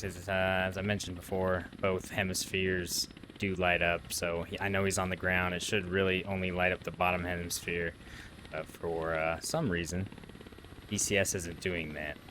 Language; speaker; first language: English; native; English